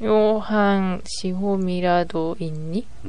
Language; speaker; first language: Korean; non-native, learner; Japanese